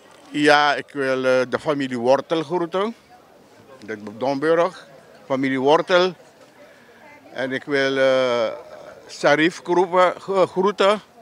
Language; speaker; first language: Dutch; non-native, local second language; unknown